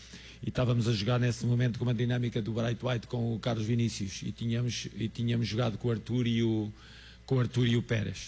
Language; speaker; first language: Portuguese; native; Portuguese